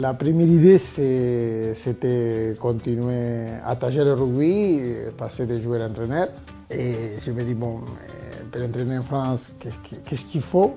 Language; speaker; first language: French; non-native, fluent; Spanish